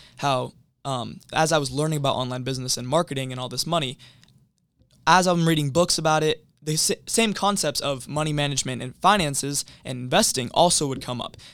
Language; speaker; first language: English; native; English